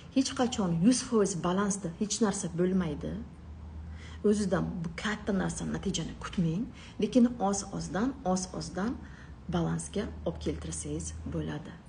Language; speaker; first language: Uzbek; non-native, local second language; Russian